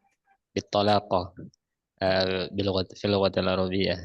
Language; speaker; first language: Arabic; non-native, learner; Indonesian